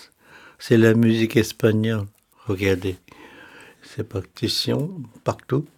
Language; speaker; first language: French; non-native, fluent; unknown